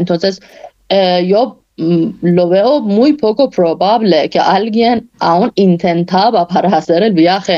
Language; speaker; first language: Spanish; non-native, fluent; Persian